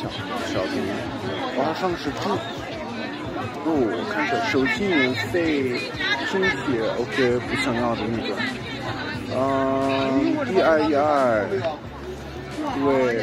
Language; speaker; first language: Chinese; non-native, learner; English